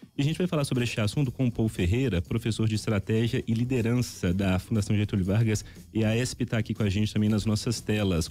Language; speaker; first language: Portuguese; native; Portuguese